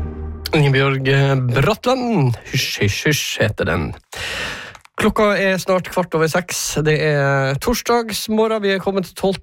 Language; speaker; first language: Norwegian; native; Norwegian